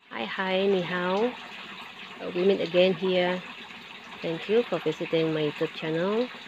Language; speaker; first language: English; non-native, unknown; Indonesian